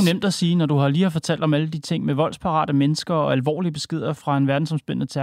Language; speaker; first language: Danish; native; Danish